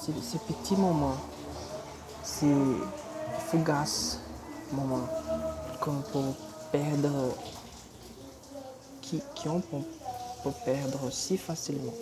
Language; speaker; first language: French; non-native, fluent; Portuguese